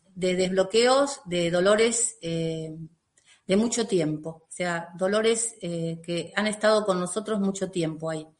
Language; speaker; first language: Spanish; native; Spanish